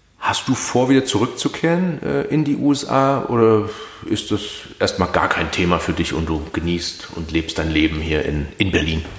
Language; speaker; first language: German; native; German